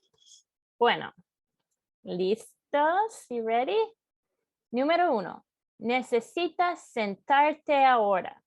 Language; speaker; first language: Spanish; non-native, fluent; English